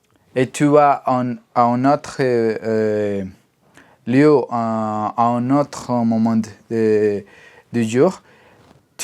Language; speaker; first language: French; non-native, learner; Spanish